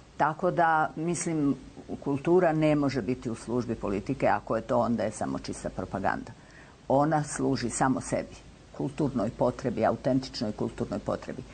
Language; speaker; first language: Serbian; native; Serbian